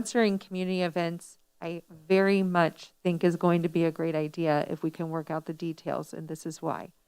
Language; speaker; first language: English; native; English